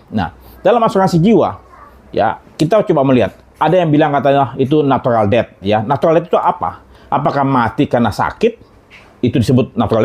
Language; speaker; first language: Indonesian; native; Indonesian